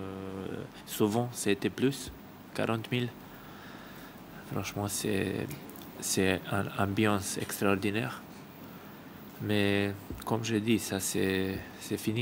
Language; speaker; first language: French; non-native, learner; Serbian